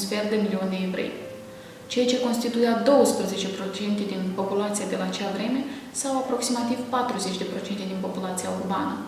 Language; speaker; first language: Romanian; native; Romanian